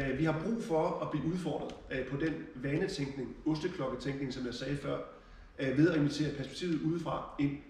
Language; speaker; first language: Danish; early bilingual, other home language; German